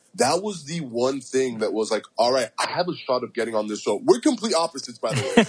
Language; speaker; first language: English; early bilingual, other home language; Spanish